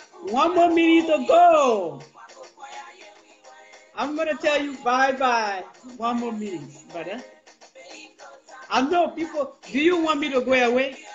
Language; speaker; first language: English; non-native, local second language; Mandingo